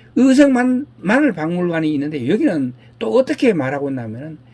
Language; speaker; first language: Korean; native; Korean